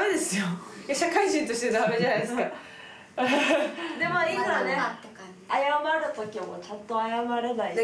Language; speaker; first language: Japanese; native; Japanese